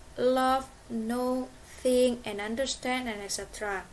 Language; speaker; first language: English; non-native, learner; Indonesian